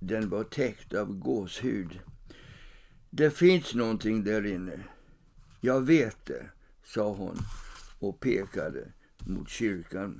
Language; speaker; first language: Swedish; non-native, fluent; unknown